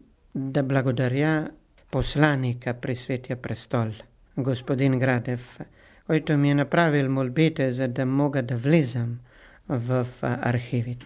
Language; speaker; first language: Bulgarian; non-native, fluent; Italian